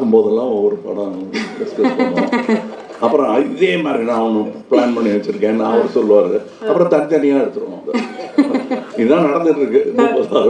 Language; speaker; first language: Tamil; native; Tamil